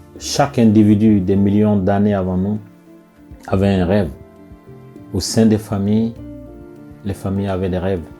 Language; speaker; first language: French; non-native, local second language; Bambara